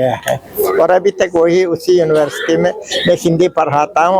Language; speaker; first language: Hindi; non-native, fluent; Uzbek